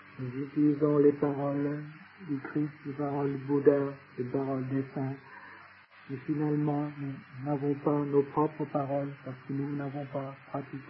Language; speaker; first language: French; non-native, fluent; Vietnamese